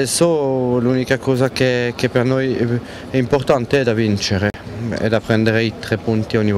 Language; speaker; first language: Italian; non-native, local second language; French